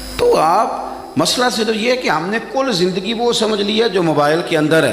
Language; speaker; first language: Urdu; non-native, local second language; Punjabi